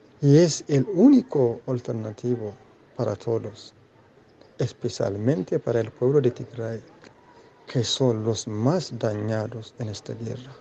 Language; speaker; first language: Spanish; non-native, learner; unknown